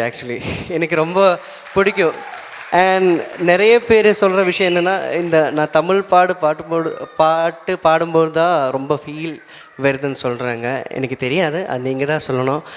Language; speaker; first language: Tamil; non-native, learner; Malayalam